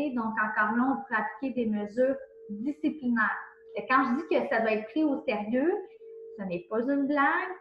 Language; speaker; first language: French; native; French